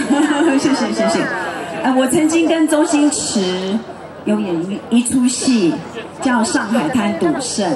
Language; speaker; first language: Chinese; native; Chinese